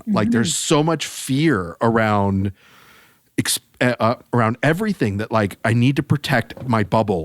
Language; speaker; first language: English; native; English